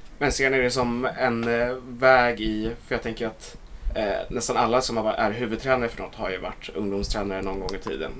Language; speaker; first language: Swedish; native; Swedish